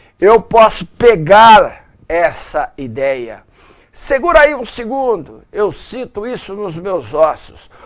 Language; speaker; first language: Portuguese; native; Portuguese